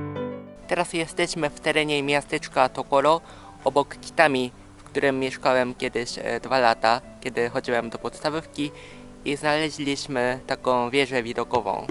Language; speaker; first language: Polish; early bilingual, heritage; Polish